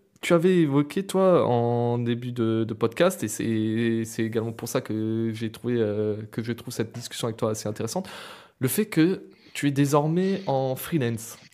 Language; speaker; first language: French; native; French